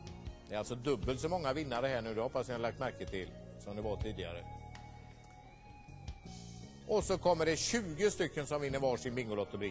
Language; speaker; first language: Swedish; native; Swedish